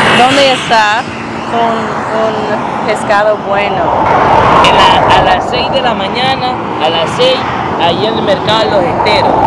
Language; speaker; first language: Spanish; non-native, learner; English